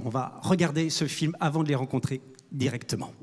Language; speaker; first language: French; native; French